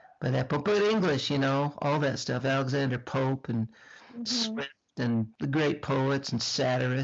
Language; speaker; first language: English; native; English